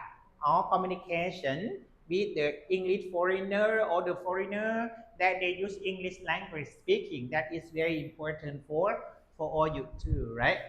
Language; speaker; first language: English; non-native, learner; Lao